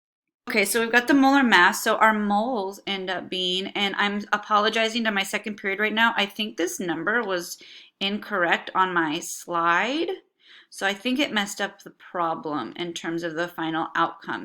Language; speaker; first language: English; native; English